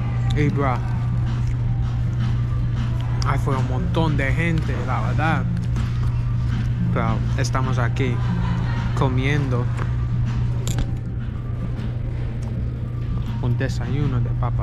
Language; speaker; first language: Spanish; non-native, learner; English